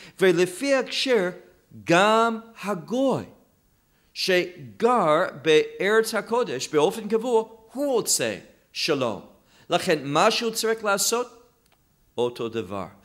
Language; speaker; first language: Hebrew; non-native, fluent; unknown